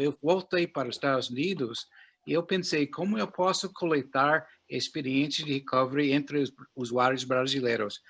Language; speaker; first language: Portuguese; non-native, fluent; English